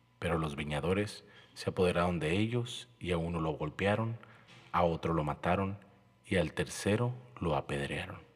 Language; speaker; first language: Spanish; native; Spanish